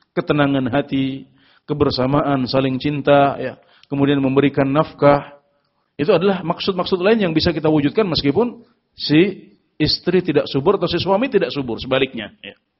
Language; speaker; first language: Indonesian; native; Indonesian